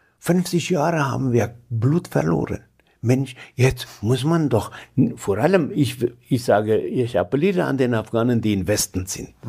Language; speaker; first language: German; non-native, fluent; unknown